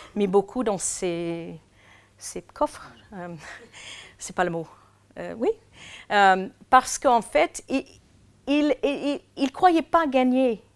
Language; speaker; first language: French; non-native, fluent; English